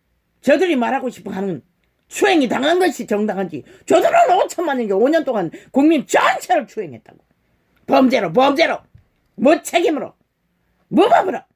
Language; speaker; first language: Korean; native; Korean